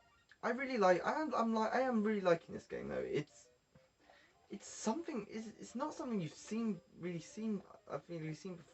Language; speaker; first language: English; native; English